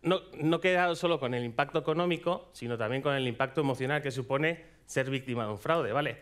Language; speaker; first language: Spanish; native; Spanish